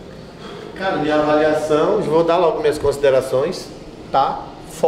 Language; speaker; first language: Portuguese; native; Portuguese